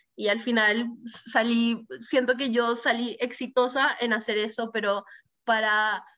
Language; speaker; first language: Spanish; early bilingual, heritage; Spanish